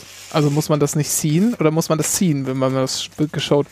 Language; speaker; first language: German; native; German